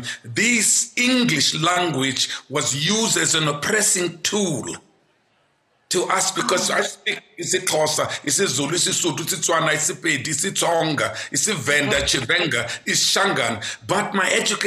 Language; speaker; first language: English; non-native, local second language; Xhosa